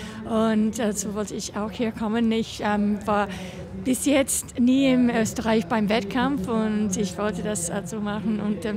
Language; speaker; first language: German; non-native, learner; English